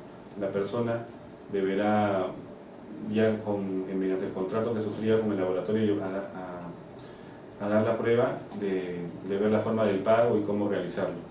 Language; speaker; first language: Spanish; native; Spanish